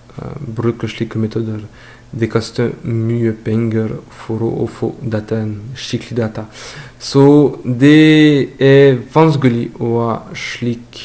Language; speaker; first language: Norwegian; non-native, fluent; French